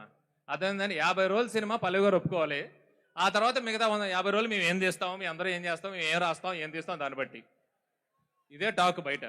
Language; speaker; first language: Telugu; native; Telugu